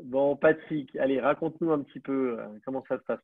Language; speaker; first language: French; native; French